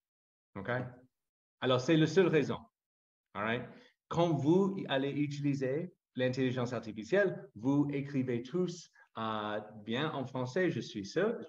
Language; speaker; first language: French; non-native, fluent; English